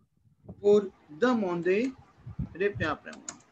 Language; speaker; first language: French; non-native, learner; Hindi